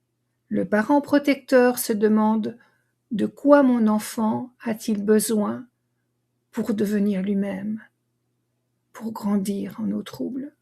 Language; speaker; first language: French; native; French